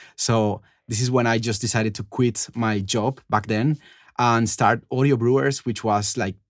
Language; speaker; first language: English; non-native, fluent; Spanish